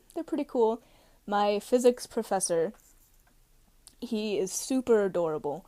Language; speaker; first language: English; native; English